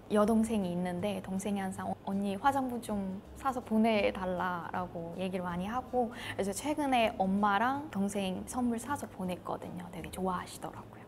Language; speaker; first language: Korean; non-native, fluent; Burmese